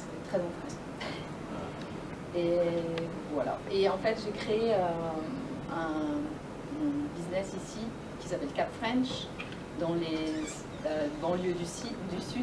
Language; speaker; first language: French; native; French